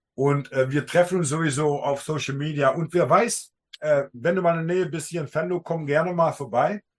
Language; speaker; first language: German; early bilingual, heritage; Dutch